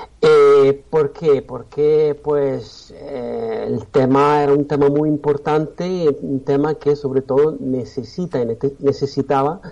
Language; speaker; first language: Spanish; non-native, fluent; Italian